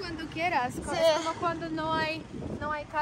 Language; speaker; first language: Spanish; non-native, learner; English